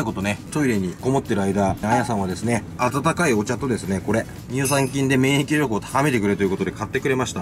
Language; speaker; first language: Japanese; native; Japanese